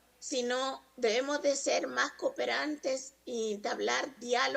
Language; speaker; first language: Spanish; native; Spanish